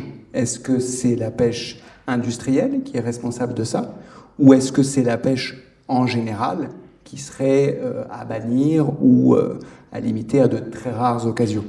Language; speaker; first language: French; native; French